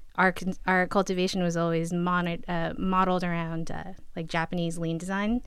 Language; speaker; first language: English; native; English